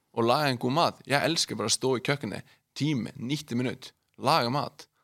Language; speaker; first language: Norwegian; non-native, fluent; Icelandic